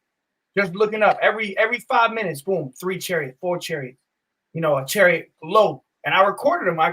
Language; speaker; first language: English; native; English